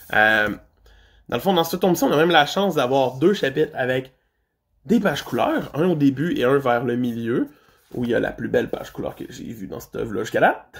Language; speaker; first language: French; native; French